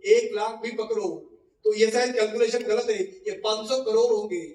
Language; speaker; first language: Hindi; non-native, local second language; Bangla